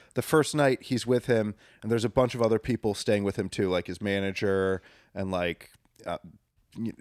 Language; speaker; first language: English; native; English